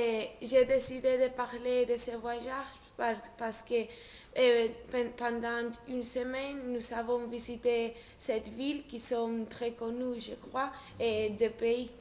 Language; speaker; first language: French; non-native, learner; Spanish